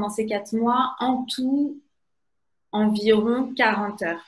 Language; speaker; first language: French; native; French